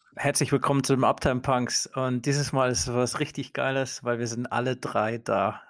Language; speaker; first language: German; native; German